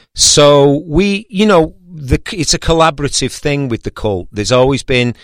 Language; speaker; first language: English; native; English